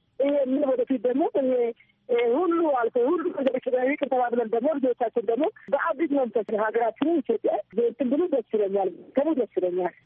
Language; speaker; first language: Amharic; non-native, local second language; Oromo